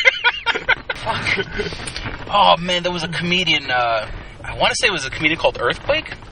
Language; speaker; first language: English; early bilingual, other home language; Spanish